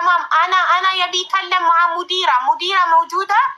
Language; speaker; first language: Arabic; non-native, learner; Amharic